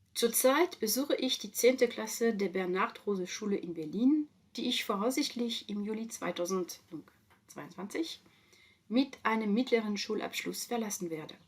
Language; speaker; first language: German; non-native, fluent; French